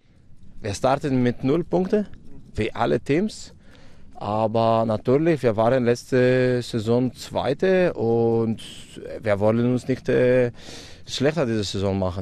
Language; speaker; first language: German; non-native, fluent; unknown